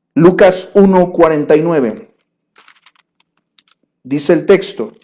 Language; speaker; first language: Spanish; native; Spanish